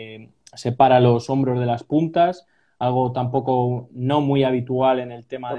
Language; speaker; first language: Spanish; native; Spanish